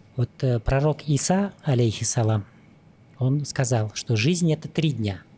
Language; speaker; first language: Russian; native; Russian